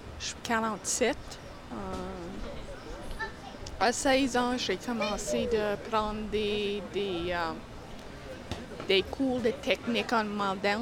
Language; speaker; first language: French; non-native, local second language; English